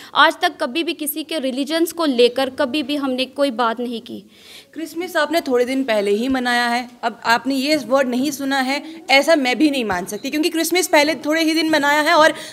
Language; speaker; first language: Hindi; native; Hindi